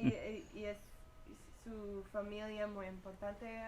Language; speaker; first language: Spanish; non-native, learner; English